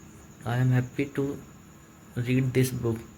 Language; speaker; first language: English; non-native, learner; Hindi